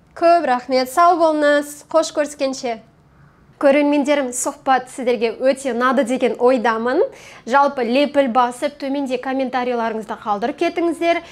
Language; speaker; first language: Kazakh; native; Kazakh